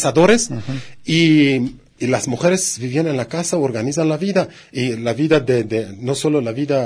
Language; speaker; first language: Spanish; non-native, learner; Kurdish